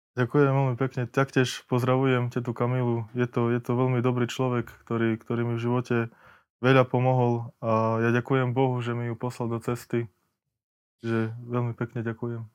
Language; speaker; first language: Slovak; native; Slovak